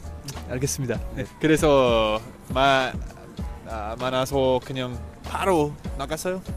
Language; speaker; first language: Korean; non-native, fluent; English